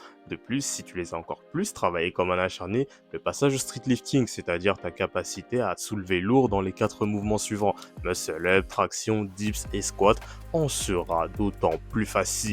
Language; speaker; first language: French; native; French